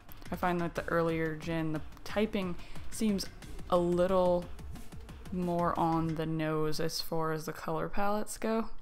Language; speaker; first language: English; native; English